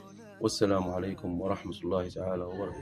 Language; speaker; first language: Arabic; native; Arabic